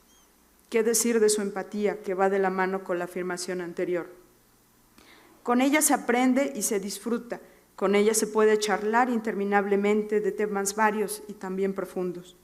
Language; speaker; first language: Spanish; native; Spanish